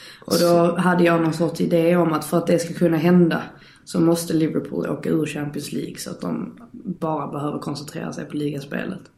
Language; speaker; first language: Swedish; native; Swedish